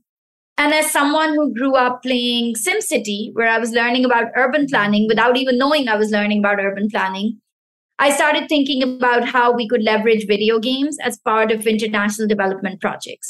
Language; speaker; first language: English; non-native, local second language; Pashto